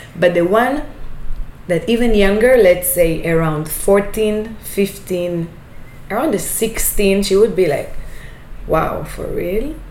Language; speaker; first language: English; non-native, fluent; Hebrew